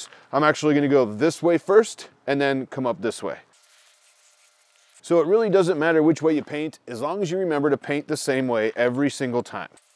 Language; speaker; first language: English; native; English